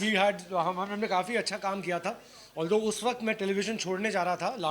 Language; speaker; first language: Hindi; native; Hindi